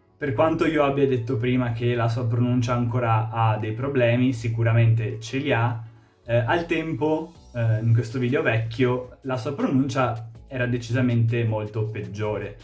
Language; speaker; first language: Italian; native; Italian